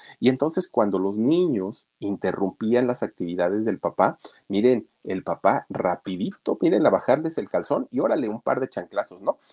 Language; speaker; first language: Spanish; native; Spanish